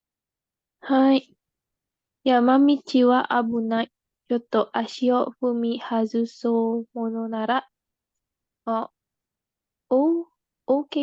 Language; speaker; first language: Japanese; non-native, learner; Indonesian